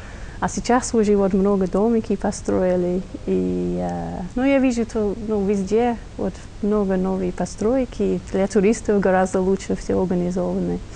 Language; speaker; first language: Russian; non-native, fluent; English